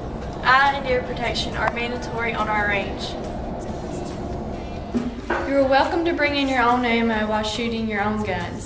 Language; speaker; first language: English; native; English